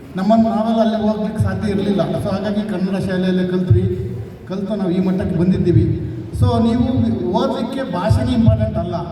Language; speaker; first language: Kannada; native; Kannada